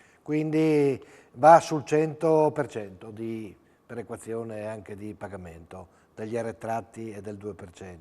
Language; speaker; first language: Italian; native; Italian